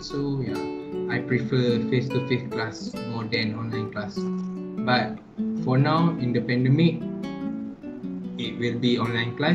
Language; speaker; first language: English; non-native, learner; Malay